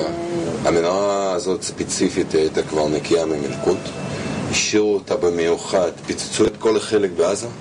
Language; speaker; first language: Hebrew; non-native, fluent; Russian